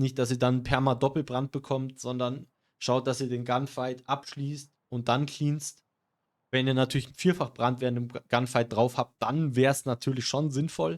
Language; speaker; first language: German; native; German